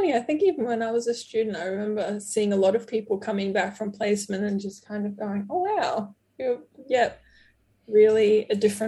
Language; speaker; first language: English; non-native, fluent; Portuguese